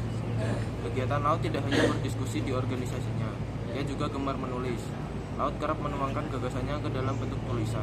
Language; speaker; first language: Indonesian; native; Indonesian